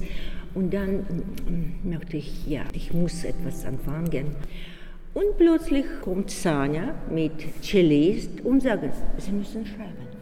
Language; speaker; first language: German; non-native, learner; Ukrainian